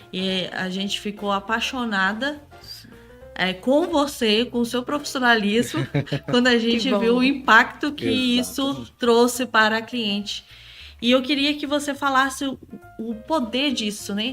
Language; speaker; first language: Portuguese; native; Portuguese